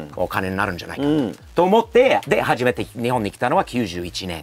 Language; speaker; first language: Japanese; non-native, fluent; English